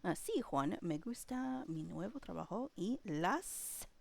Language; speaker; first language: Spanish; non-native, learner; English